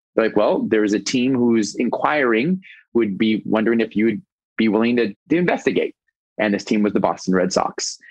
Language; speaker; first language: English; native; English